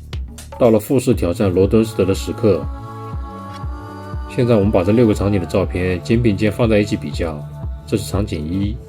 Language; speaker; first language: Chinese; native; Chinese